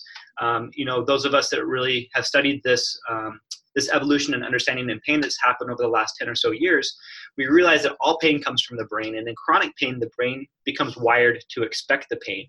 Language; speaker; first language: English; native; English